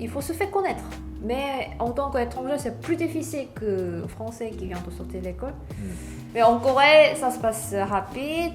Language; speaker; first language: French; non-native, learner; Korean